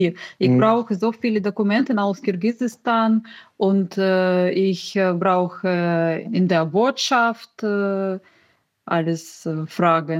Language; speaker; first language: German; non-native, learner; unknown